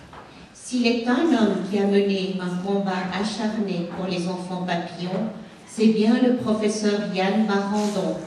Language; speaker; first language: French; native; French